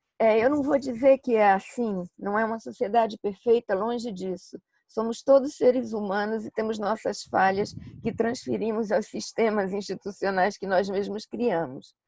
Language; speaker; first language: Portuguese; native; Portuguese